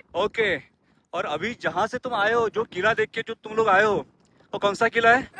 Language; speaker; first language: Hindi; non-native, local second language; Marathi